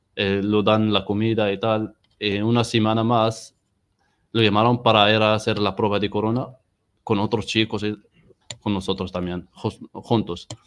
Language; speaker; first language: Spanish; non-native, learner; Arabic